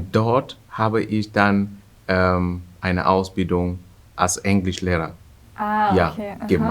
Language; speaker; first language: German; non-native, fluent; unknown